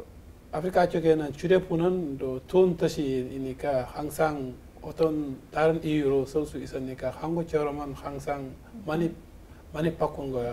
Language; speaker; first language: Korean; non-native, learner; French